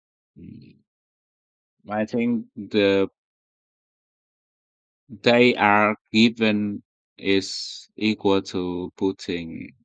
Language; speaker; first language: English; non-native, learner; Vietnamese